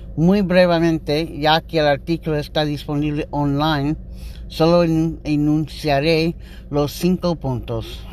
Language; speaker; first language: Spanish; non-native, learner; English